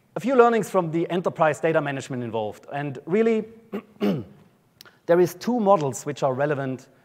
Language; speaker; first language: English; non-native, fluent; German